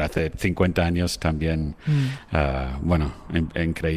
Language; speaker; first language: Spanish; non-native, fluent; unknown